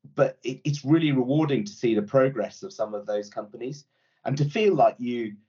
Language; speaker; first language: English; native; English